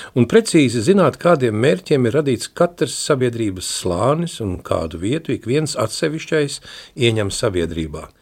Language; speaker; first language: Latvian; native; Latvian